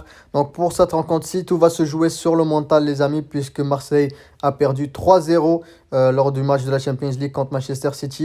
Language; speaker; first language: French; native; French